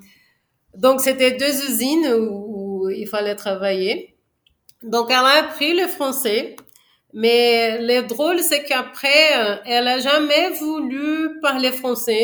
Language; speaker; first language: French; non-native, fluent; Portuguese